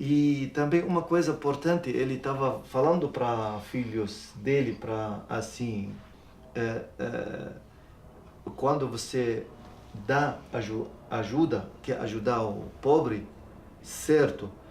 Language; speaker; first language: Portuguese; non-native, learner; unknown